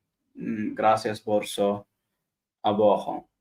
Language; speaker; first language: Spanish; non-native, learner; Arabic